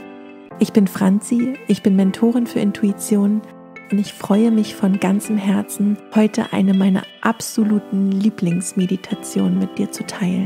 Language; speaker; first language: German; native; German